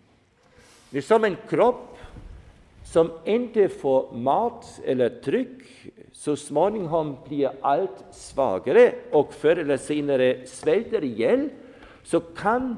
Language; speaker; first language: Swedish; non-native, fluent; German